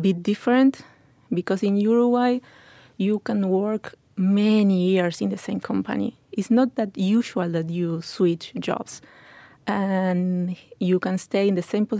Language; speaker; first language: English; non-native, fluent; Spanish